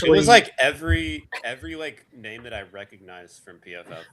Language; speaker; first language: English; native; English